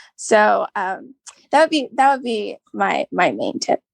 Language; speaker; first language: English; native; English